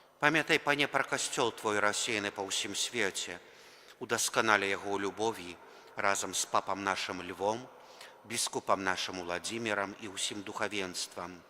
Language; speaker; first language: Belarusian; native; Belarusian